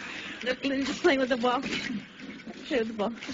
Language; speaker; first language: English; native; English